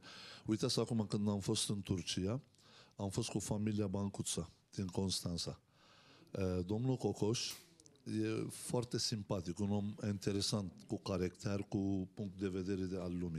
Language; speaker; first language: Romanian; non-native, learner; Turkish